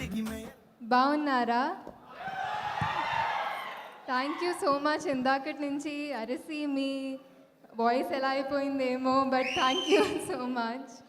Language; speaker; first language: Telugu; non-native, fluent; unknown